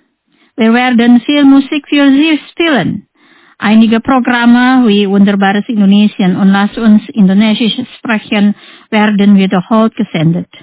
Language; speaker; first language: German; non-native, fluent; Indonesian